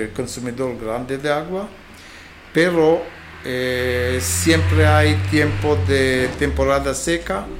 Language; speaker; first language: Spanish; non-native, fluent; Hebrew